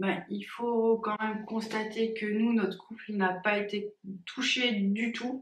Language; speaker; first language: French; native; French